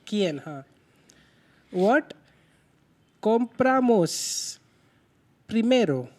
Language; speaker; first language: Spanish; non-native, learner; Hindi